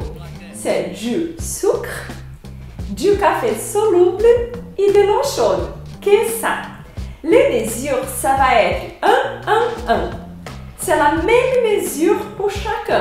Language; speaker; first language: French; non-native, fluent; Portuguese